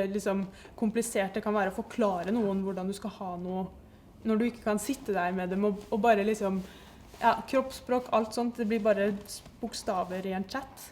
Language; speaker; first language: Norwegian; native; Norwegian